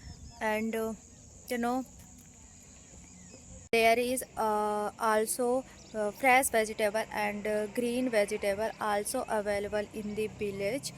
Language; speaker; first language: English; non-native, learner; Hindi